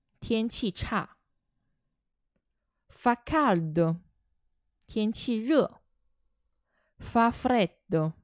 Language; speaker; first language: Italian; non-native, fluent; Chinese